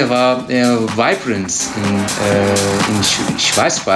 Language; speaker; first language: German; non-native, learner; Turkish